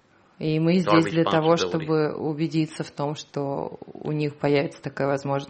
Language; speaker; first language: Russian; native; Russian